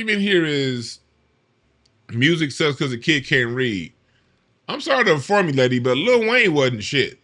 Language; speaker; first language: English; native; English